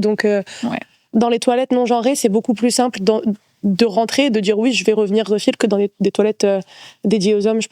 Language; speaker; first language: French; native; French